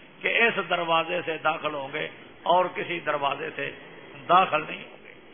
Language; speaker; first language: Urdu; non-native, local second language; Punjabi